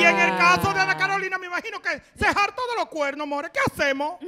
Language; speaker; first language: Spanish; native; Spanish